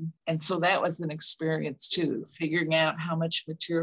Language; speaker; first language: English; native; English